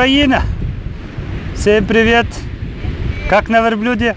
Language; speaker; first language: Russian; non-native, learner; Arabic